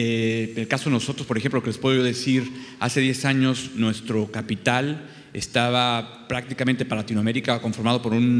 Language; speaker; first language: Spanish; native; Spanish